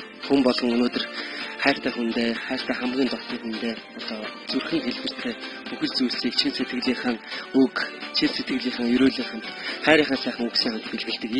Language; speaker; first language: Mongolian; native; Mongolian